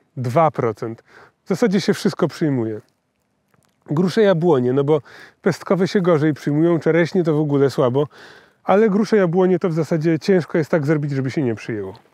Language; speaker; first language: Polish; native; Polish